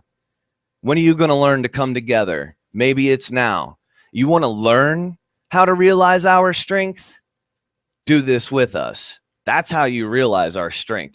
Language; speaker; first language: English; native; English